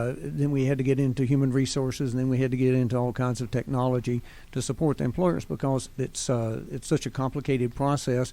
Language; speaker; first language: English; native; English